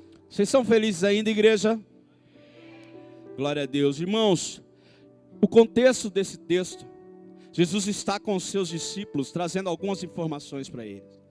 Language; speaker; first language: Portuguese; native; Portuguese